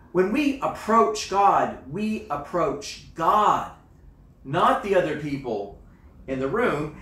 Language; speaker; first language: English; native; English